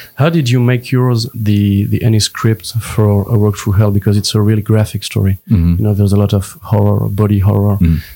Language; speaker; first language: English; non-native, fluent; French